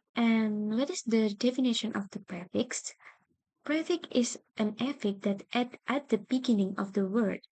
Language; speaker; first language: English; non-native, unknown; Indonesian